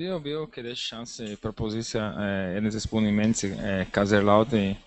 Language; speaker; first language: Polish; non-native, learner; Portuguese